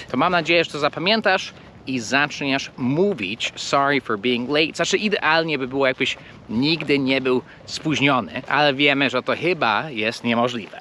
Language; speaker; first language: Polish; early bilingual, heritage; Polish